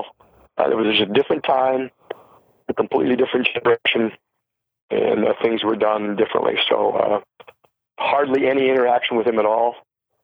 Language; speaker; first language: English; native; English